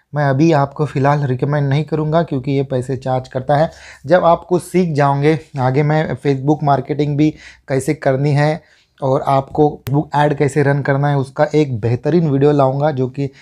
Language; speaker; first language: Hindi; non-native, local second language; Marathi